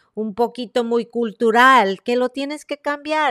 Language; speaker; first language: Spanish; early bilingual, heritage; Spanish